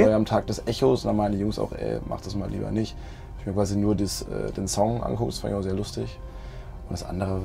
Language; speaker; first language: German; native; German